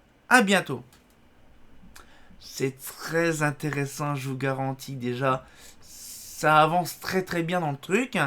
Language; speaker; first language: French; native; French